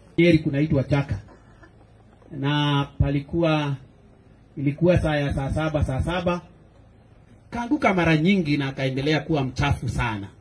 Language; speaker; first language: Swahili; non-native, local second language; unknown